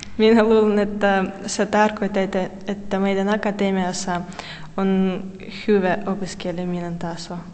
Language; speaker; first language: Finnish; non-native, learner; Russian